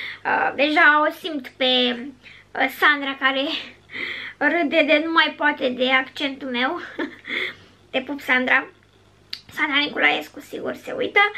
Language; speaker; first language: Romanian; native; Romanian